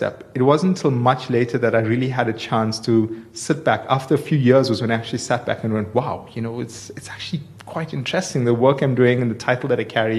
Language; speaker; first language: English; native; English